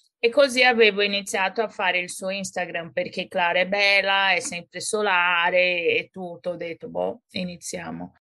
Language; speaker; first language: Italian; non-native, fluent; Portuguese